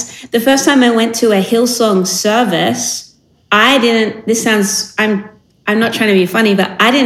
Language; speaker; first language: English; native; English